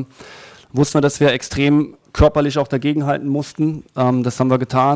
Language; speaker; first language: German; native; German